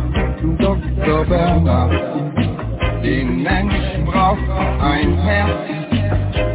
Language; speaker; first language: German; non-native, learner; Dutch